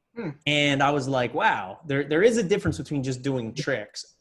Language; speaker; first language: English; native; English